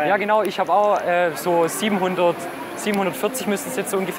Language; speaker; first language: German; native; German